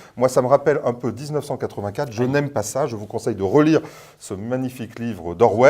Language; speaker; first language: French; native; French